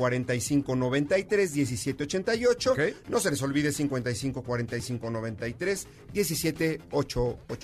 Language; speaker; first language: Spanish; native; Spanish